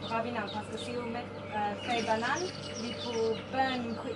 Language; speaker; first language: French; non-native, learner; English